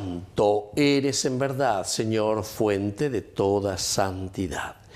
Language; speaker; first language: Spanish; native; Spanish